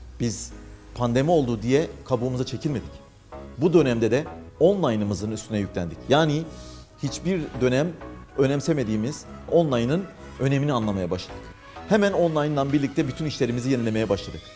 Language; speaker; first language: Turkish; native; Turkish